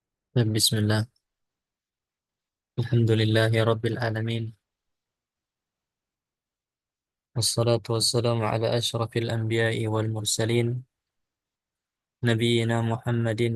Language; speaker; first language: Arabic; non-native, fluent; Indonesian